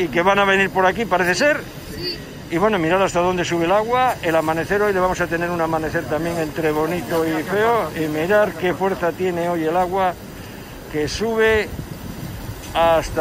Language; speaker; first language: Spanish; native; Spanish